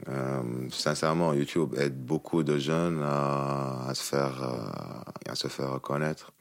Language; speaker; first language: French; non-native, local second language; Arabic